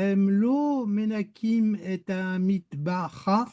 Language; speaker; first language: Hebrew; non-native, learner; French